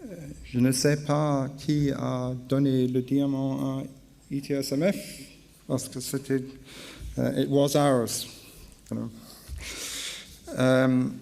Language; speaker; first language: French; non-native, learner; English